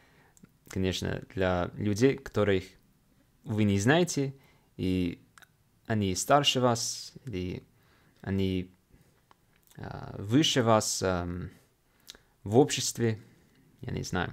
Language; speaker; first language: Russian; non-native, fluent; English